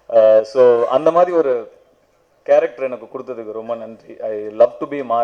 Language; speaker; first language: Tamil; native; Tamil